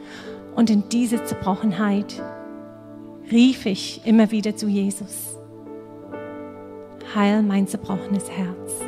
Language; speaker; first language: German; non-native, fluent; English